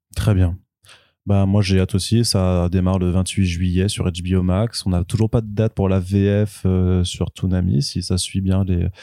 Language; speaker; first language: French; native; French